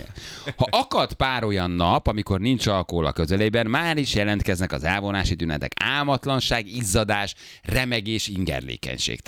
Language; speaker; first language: Hungarian; native; Hungarian